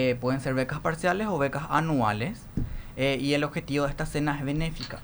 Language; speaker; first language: Spanish; native; Spanish